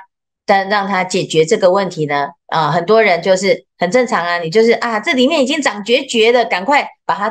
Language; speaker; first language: Chinese; native; Chinese